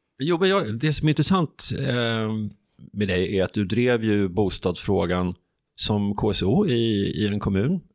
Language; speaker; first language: Swedish; native; Swedish